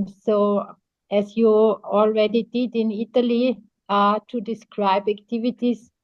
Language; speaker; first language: English; non-native, fluent; German